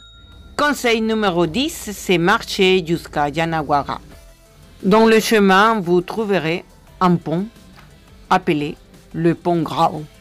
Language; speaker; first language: French; non-native, fluent; Spanish